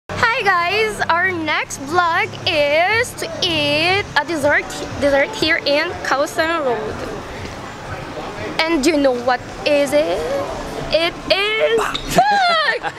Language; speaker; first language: English; non-native, fluent; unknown